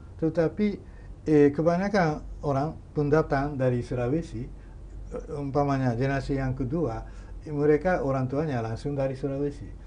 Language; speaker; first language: Indonesian; non-native, fluent; Japanese